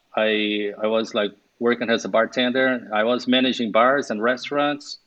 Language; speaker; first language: English; non-native, fluent; Portuguese